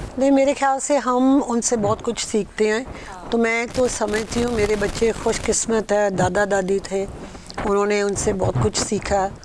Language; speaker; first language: Urdu; early bilingual, heritage; Urdu